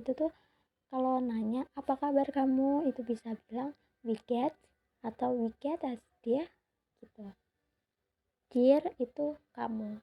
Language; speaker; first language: Indonesian; native; Indonesian